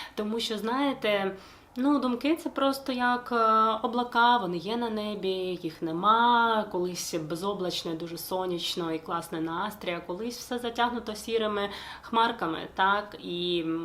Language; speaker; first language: Ukrainian; non-native, local second language; Russian